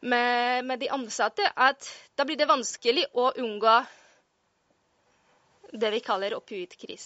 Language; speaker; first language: Norwegian; non-native, fluent; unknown